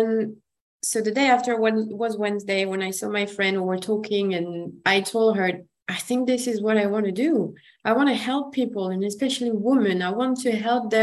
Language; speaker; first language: English; non-native, fluent; French